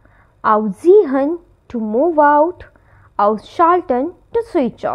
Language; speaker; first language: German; non-native, fluent; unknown